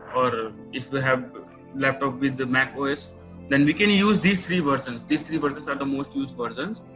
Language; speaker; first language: English; non-native, local second language; Nepali